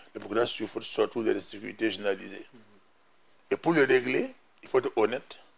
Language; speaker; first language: French; non-native, local second language; Mossi